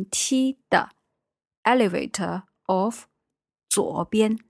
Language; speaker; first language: Chinese; native; Chinese